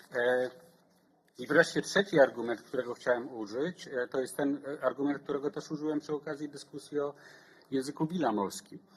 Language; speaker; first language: Polish; native; Polish